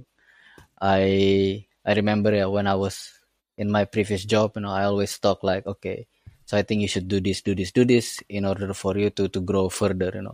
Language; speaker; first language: English; non-native, fluent; Indonesian